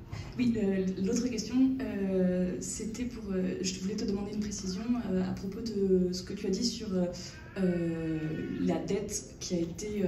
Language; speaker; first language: French; native; French